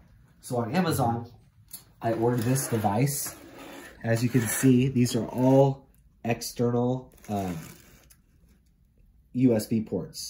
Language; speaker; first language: English; native; English